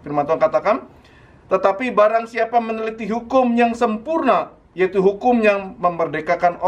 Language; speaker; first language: Indonesian; native; Indonesian